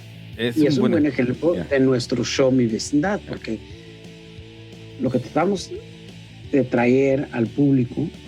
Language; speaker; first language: Spanish; early bilingual, heritage; Spanish